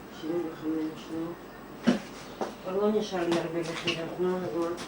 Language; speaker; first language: Hebrew; non-native, fluent; Russian